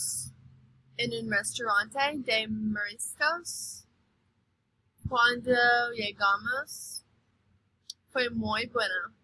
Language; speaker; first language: Spanish; non-native, learner; English